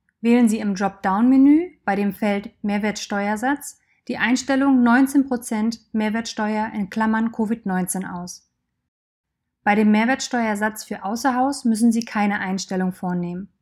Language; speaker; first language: German; native; German